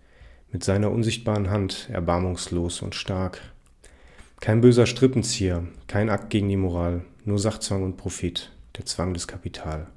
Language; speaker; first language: German; native; German